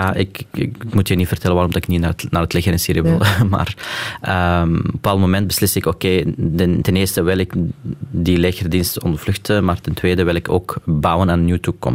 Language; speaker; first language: Dutch; non-native, local second language; Arabic